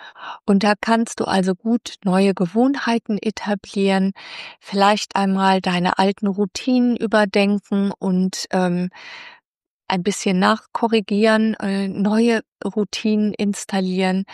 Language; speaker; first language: German; native; German